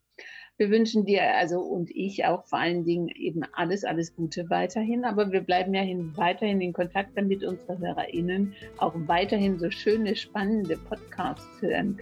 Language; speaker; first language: German; native; German